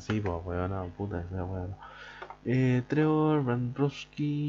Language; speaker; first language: Spanish; native; Spanish